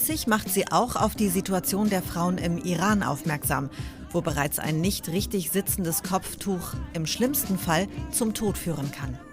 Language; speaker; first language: German; native; German